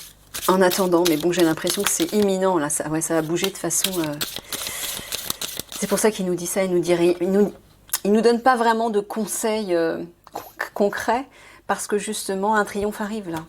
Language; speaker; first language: French; native; French